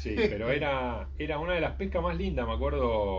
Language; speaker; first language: Spanish; native; Spanish